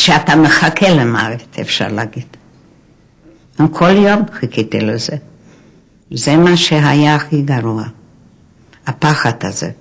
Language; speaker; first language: Hebrew; non-native, fluent; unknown